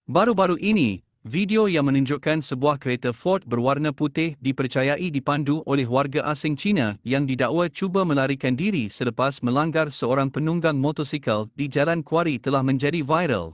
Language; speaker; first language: Malay; native; Malay